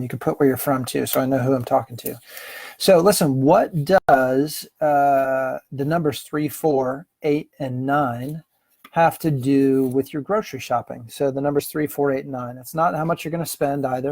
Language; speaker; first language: English; native; English